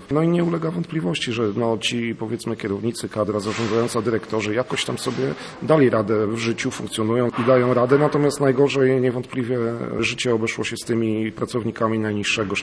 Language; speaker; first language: Polish; native; Polish